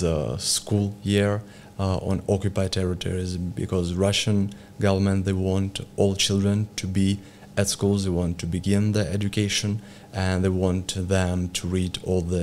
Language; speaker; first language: English; non-native, learner; Ukrainian